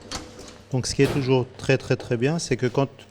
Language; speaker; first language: French; native; French